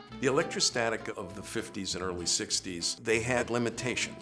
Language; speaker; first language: English; native; English